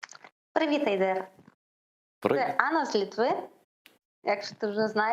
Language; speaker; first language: Ukrainian; non-native, learner; Lithuanian